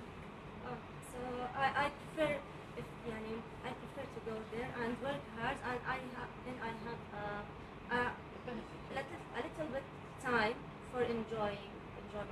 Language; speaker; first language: English; non-native, learner; Arabic